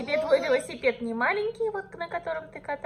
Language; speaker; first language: Russian; native; Russian